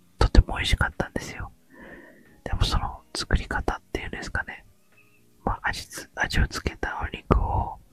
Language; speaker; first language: Japanese; native; Japanese